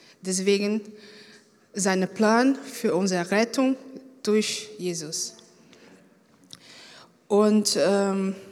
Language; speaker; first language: German; non-native, fluent; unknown